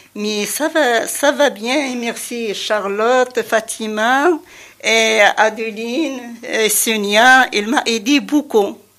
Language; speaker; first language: French; non-native, learner; Arabic